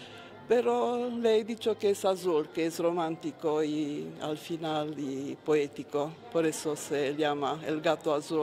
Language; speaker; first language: Spanish; non-native, fluent; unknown